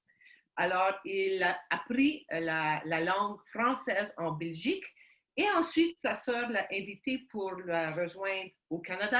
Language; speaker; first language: French; early bilingual, heritage; Ukrainian